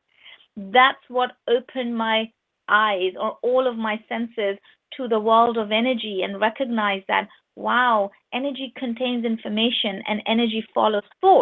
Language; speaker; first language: English; non-native, local second language; Urdu